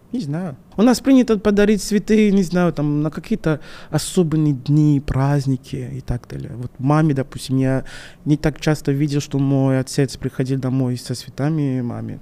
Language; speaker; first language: Russian; non-native, fluent; French